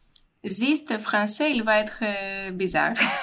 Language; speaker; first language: French; non-native, fluent; Greek